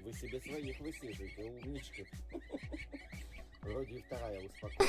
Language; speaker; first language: Russian; native; Russian